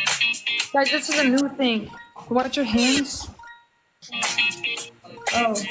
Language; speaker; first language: English; native; English